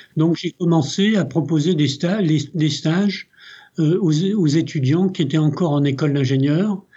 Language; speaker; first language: French; early bilingual, other home language; Italian